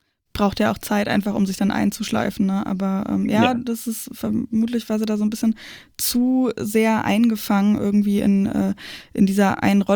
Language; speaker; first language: German; native; German